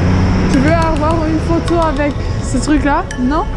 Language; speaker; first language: French; non-native, learner; German